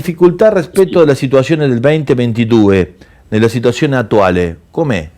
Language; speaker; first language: Italian; non-native, local second language; Spanish